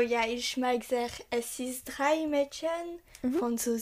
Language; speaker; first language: German; non-native, learner; French